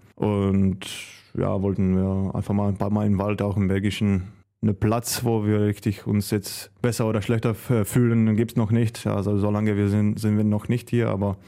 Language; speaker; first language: German; non-native, fluent; Czech